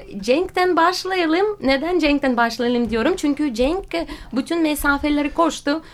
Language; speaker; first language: Turkish; non-native, fluent; Russian